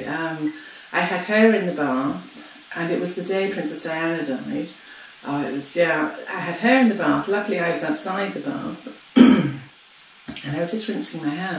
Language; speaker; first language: English; native; English